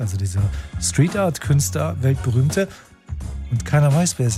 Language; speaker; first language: German; native; German